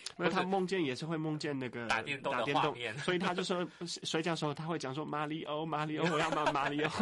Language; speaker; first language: Chinese; non-native, fluent; Dutch